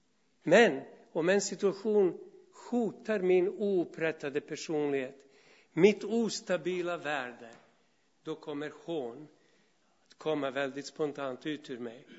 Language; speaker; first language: Swedish; non-native, fluent; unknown